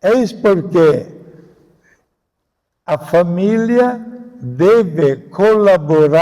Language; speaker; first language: Portuguese; non-native, fluent; Italian